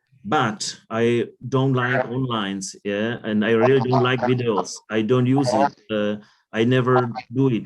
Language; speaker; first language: English; non-native, learner; Czech